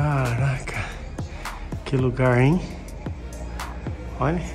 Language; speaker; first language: Portuguese; native; Portuguese